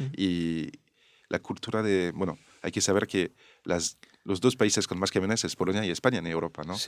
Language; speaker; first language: Spanish; non-native, fluent; French